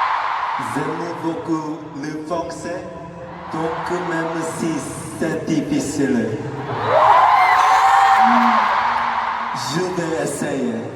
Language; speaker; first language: French; non-native, learner; Korean